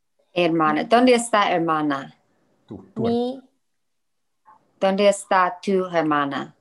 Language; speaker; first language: Spanish; non-native, learner; English